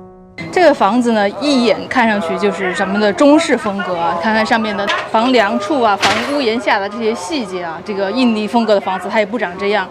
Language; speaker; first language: Chinese; native; Chinese